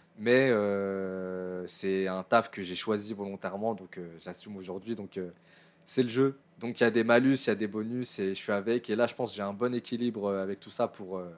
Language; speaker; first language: French; native; French